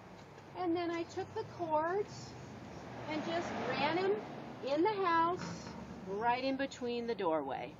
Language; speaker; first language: English; native; English